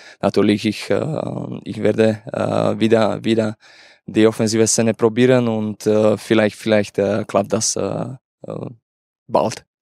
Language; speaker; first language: German; non-native, learner; Slovak